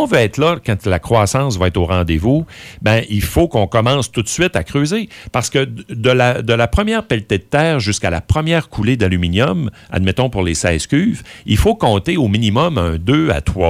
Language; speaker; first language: French; native; French